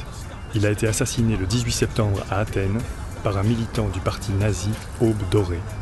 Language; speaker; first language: French; native; French